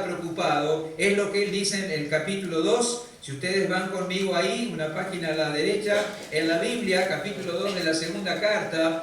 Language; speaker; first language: Spanish; native; Spanish